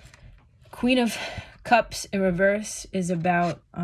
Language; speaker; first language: English; native; English